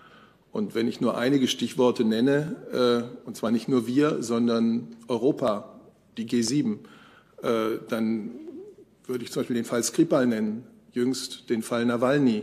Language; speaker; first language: German; native; German